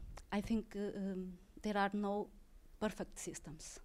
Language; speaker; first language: English; non-native, learner; Portuguese